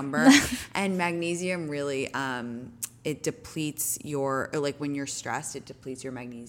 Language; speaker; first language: English; native; English